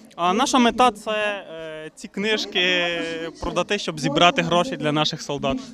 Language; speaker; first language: Ukrainian; native; Ukrainian